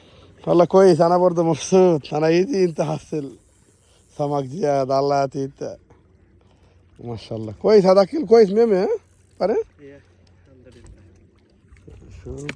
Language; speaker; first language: Arabic; non-native, learner; Bangla